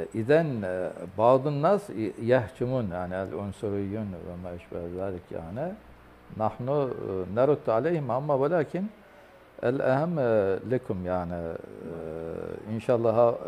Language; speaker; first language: Arabic; non-native, fluent; Turkish